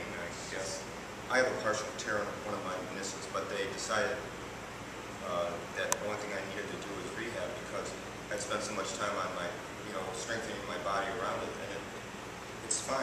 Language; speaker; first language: English; native; English